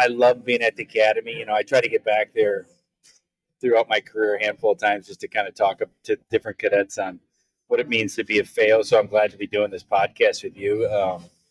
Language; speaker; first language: English; native; English